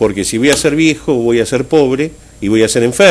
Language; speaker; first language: Spanish; native; Spanish